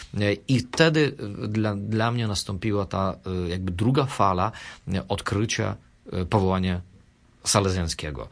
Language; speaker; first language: Polish; non-native, fluent; Russian